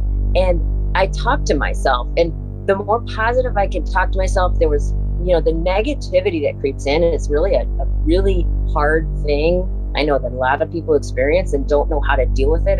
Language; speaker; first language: English; native; English